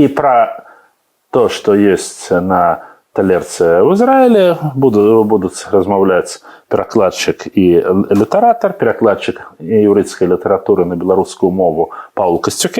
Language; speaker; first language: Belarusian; non-native, learner; Russian